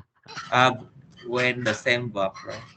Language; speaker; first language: English; non-native, learner; Vietnamese